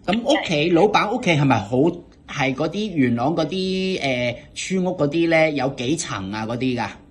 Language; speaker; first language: Cantonese; native; Cantonese